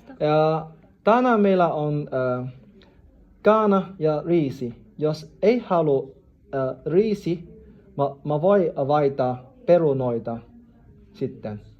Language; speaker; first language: Finnish; non-native, learner; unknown